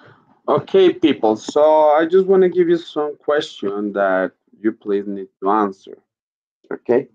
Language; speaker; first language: English; non-native, fluent; Spanish